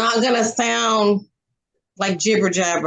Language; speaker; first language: English; native; English